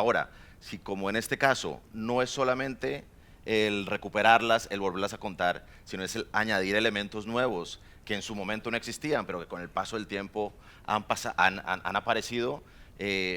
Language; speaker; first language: Spanish; native; Spanish